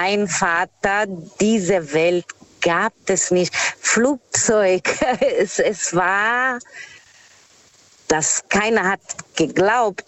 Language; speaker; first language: German; non-native, fluent; Portuguese